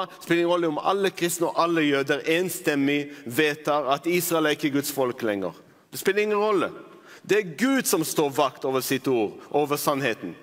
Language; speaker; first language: Norwegian; non-native, fluent; Arabic